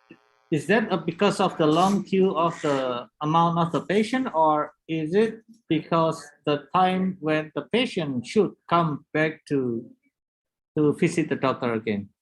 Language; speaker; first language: English; non-native, learner; Indonesian